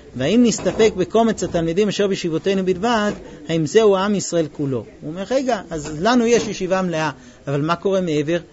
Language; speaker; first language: Hebrew; non-native, fluent; English